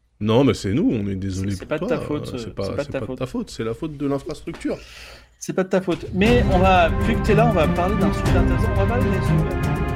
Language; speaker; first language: French; native; French